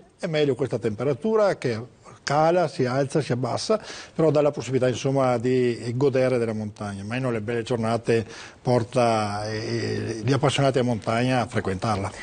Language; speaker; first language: Italian; native; Italian